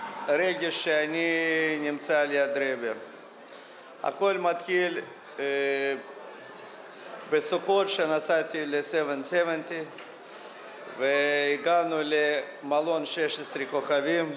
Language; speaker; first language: Hebrew; non-native, fluent; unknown